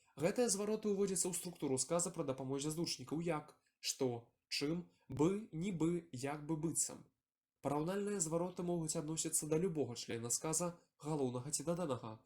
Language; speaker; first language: Belarusian; non-native, local second language; Russian